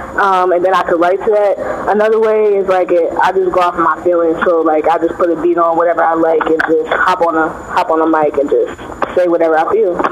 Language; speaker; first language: English; native; English